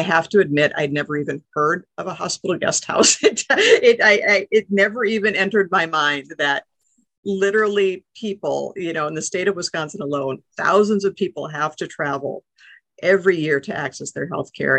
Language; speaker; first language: English; native; English